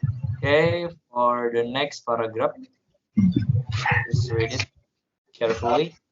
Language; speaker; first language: English; non-native, learner; Indonesian